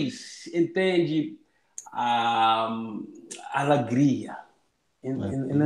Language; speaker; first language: Portuguese; non-native, learner; English